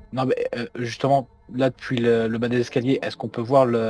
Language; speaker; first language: French; native; French